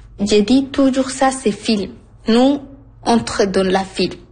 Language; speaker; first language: French; non-native, learner; Arabic